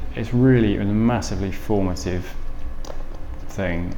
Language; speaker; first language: English; native; English